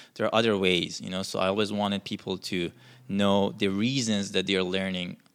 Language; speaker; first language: English; non-native, fluent; Persian